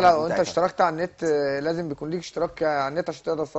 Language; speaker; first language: Arabic; native; Arabic